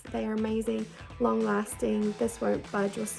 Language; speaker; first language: English; native; English